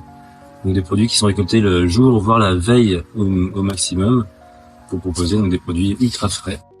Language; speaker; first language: French; native; French